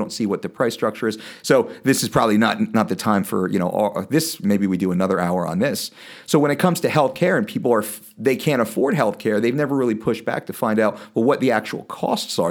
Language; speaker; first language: English; native; English